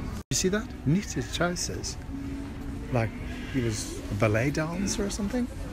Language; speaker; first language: English; non-native, fluent; Swedish